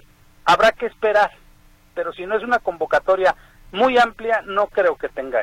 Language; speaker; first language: Spanish; native; Spanish